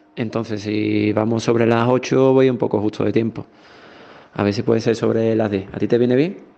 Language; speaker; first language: Spanish; native; Spanish